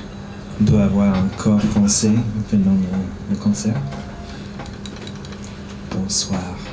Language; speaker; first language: French; non-native, learner; English